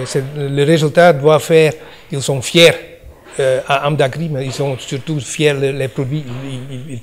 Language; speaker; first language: French; non-native, learner; Dutch